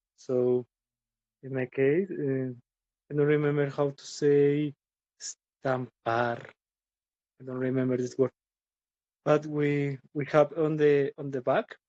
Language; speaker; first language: English; non-native, learner; Spanish